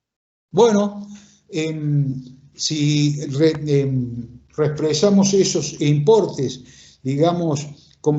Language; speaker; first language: Spanish; native; Spanish